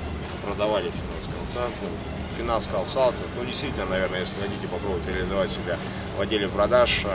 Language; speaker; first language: Russian; native; Russian